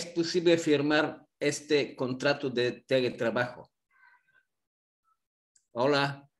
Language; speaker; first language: Spanish; non-native, learner; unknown